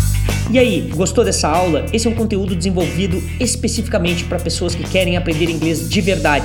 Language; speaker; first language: Portuguese; native; Portuguese